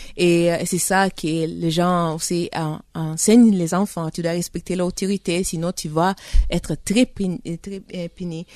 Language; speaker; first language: French; early bilingual, heritage; French